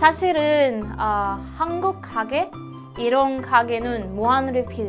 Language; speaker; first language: Korean; non-native, learner; Filipino